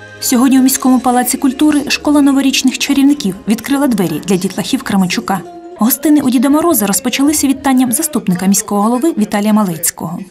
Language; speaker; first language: Ukrainian; native; Ukrainian